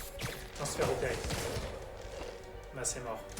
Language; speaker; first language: French; native; French